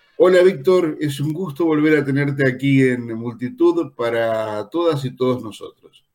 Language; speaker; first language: Spanish; native; Spanish